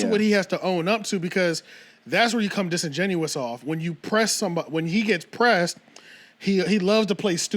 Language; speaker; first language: English; native; English